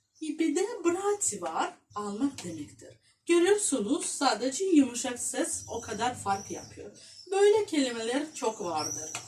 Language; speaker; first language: Turkish; non-native, fluent; Russian